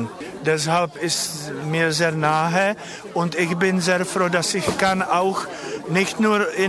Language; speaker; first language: German; non-native, fluent; Czech